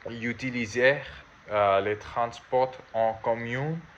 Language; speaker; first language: French; non-native, learner; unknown